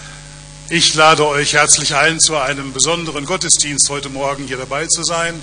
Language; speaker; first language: German; native; German